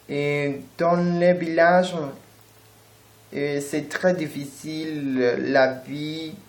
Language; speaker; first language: French; non-native, learner; Spanish